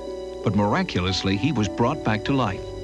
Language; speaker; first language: English; native; English